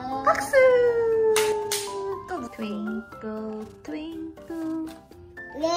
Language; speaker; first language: Korean; native; Korean